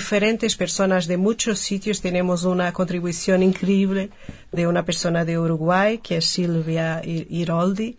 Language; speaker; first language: Spanish; non-native, fluent; Portuguese